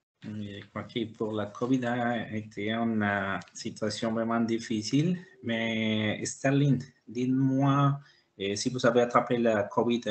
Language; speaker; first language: French; non-native, learner; Spanish